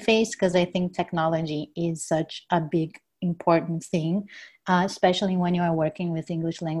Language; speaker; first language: English; non-native, fluent; Portuguese